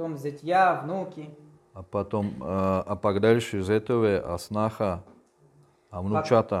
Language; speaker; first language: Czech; non-native, learner; Russian